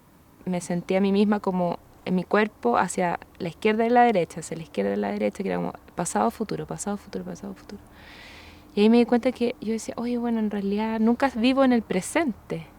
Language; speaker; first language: Spanish; native; Spanish